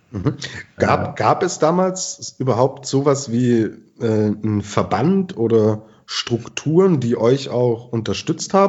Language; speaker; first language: German; native; German